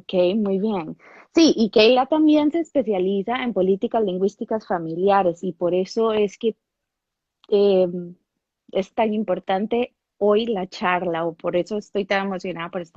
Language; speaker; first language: Spanish; native; Spanish